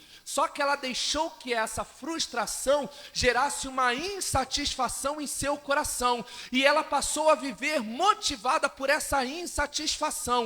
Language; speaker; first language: Portuguese; native; Portuguese